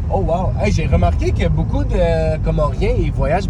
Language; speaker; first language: French; non-native, local second language; English